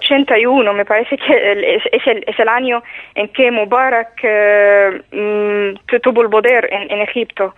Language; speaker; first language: Spanish; non-native, fluent; Arabic